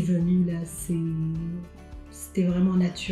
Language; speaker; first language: French; non-native, local second language; Arabic